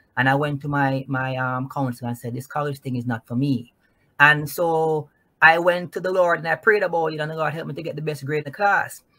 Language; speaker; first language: English; non-native, local second language; Jamaican Creole English